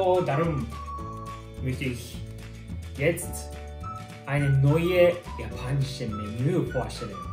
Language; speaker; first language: German; non-native, learner; Japanese